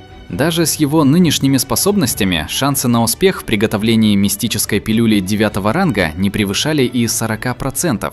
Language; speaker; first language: Russian; native; Russian